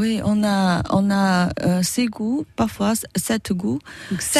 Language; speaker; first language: French; non-native, learner; Chinese